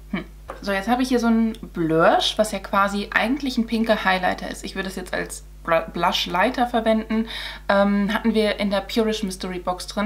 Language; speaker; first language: German; native; German